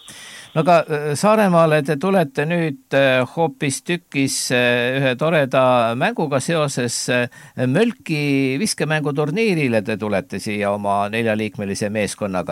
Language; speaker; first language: Estonian; native; Estonian